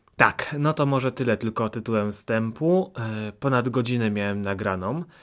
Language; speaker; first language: Polish; native; Polish